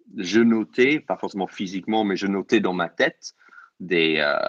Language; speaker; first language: French; non-native, fluent; English